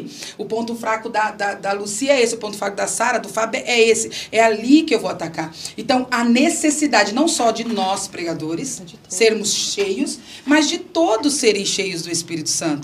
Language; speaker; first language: Portuguese; native; Portuguese